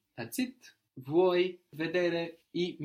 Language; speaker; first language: Italian; non-native, fluent; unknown